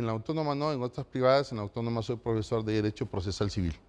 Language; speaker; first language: Spanish; native; Spanish